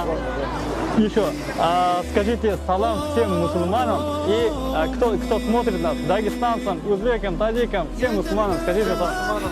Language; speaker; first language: Russian; non-native, fluent; Uzbek